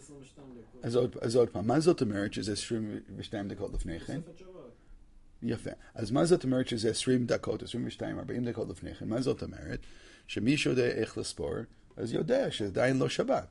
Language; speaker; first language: Hebrew; non-native, fluent; English